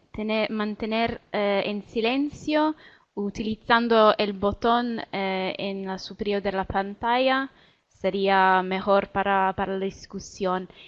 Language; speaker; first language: Spanish; non-native, learner; Italian